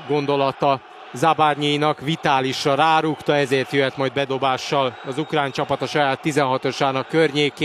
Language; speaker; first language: Hungarian; native; Hungarian